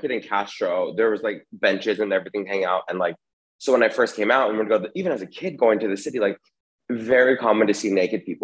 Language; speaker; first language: English; native; English